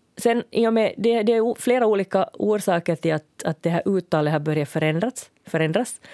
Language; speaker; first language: Swedish; native; Swedish